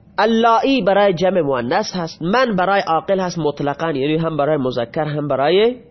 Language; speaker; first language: Persian; non-native, local second language; Baluchi